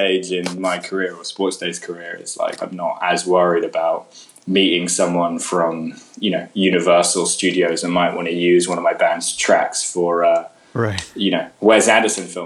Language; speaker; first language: English; native; English